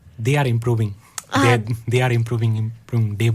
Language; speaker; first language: English; non-native, learner; Hindi